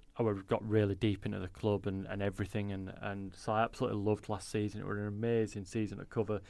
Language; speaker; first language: English; native; English